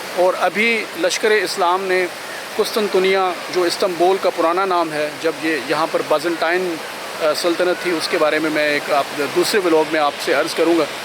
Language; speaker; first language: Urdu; native; Urdu